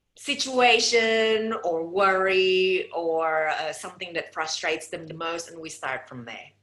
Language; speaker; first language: English; non-native, fluent; Indonesian